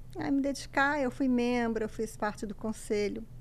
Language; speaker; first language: Portuguese; native; Portuguese